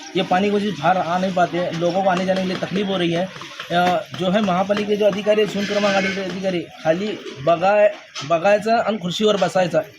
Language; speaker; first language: Hindi; native; Hindi